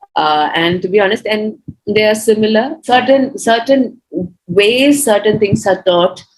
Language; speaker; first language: English; non-native, local second language; Malayalam